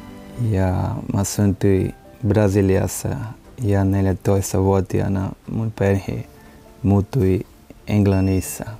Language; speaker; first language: Finnish; non-native, learner; Portuguese